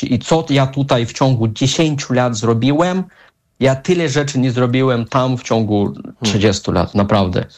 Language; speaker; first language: Polish; non-native, fluent; Russian